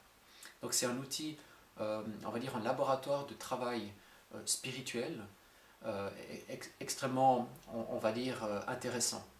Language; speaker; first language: French; native; French